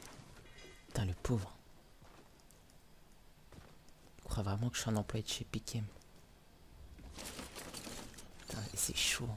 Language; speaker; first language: French; native; French